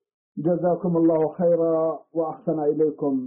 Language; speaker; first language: Arabic; native; Arabic